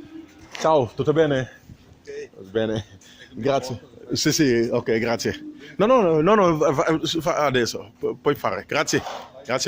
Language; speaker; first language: Italian; non-native, fluent; Wolof